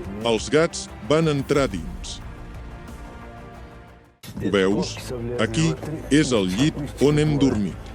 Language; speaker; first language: Catalan; non-native, local second language; French